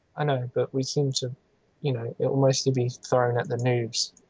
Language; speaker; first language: English; native; English